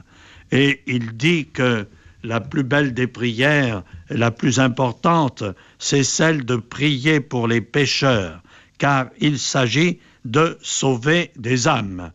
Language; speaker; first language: French; native; French